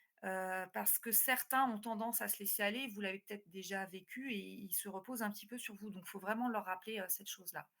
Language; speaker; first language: French; native; French